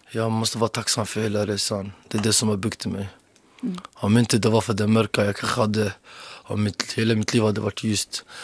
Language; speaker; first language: Swedish; early bilingual, other home language; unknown